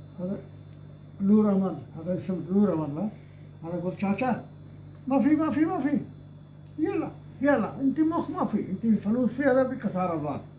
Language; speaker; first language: Arabic; non-native, learner; Urdu